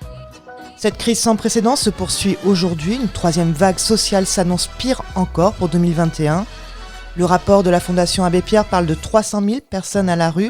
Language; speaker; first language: French; native; French